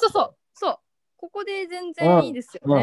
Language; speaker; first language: Japanese; native; Japanese